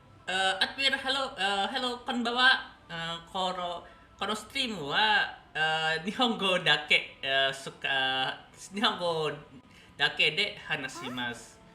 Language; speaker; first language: Japanese; non-native, learner; Indonesian